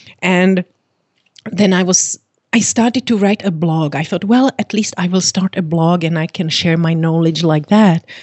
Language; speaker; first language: English; non-native, fluent; Czech